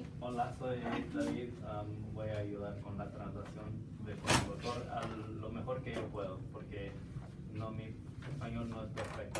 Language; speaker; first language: Spanish; non-native, learner; English